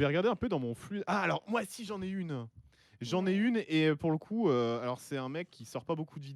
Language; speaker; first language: French; native; French